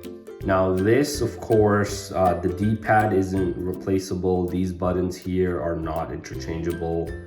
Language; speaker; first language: English; native; English